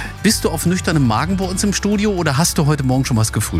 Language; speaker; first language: German; native; German